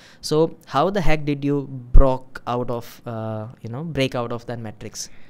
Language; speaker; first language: English; non-native, local second language; Malayalam